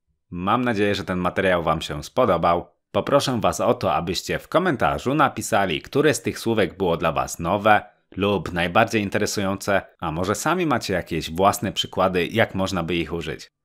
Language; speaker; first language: Polish; native; Polish